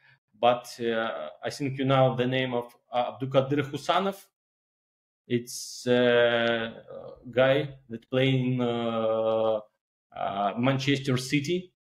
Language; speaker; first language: English; non-native, learner; Belarusian